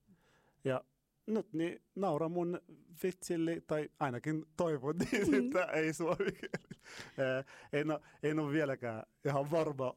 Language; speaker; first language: Finnish; non-native, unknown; Arabic